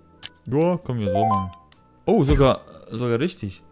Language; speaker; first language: German; non-native, learner; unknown